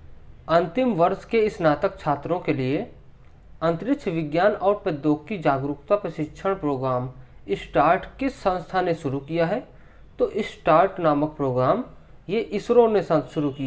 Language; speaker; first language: Hindi; native; Hindi